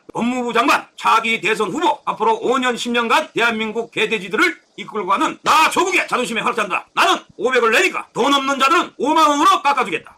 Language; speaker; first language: Korean; native; Korean